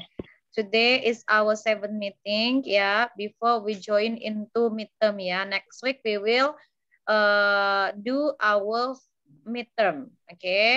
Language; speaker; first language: English; non-native, fluent; Indonesian